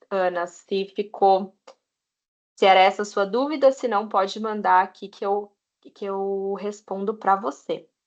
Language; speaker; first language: Portuguese; native; Portuguese